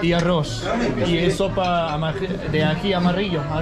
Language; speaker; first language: Spanish; non-native, fluent; Danish